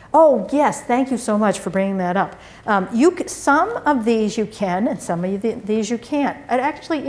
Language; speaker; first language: English; native; English